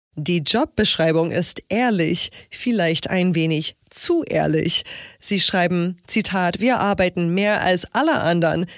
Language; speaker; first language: German; non-native, fluent; English